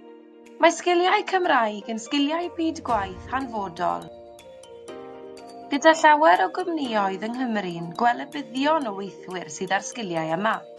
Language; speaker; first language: Welsh; native; Welsh